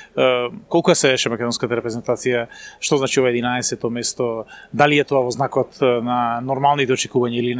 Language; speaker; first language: Macedonian; native; Macedonian